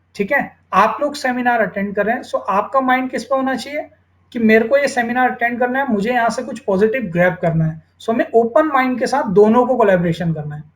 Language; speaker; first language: Hindi; native; Hindi